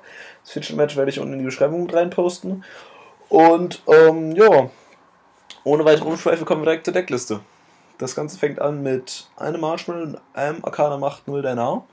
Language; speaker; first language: German; native; German